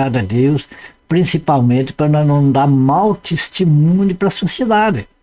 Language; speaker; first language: Portuguese; native; Portuguese